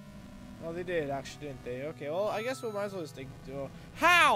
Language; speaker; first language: English; native; English